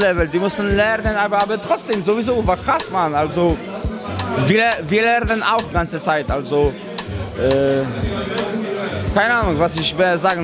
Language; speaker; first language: German; non-native, fluent; Polish